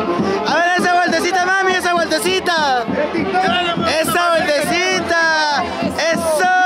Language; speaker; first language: Spanish; native; Spanish